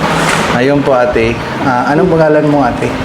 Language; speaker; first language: Filipino; non-native, learner; Punjabi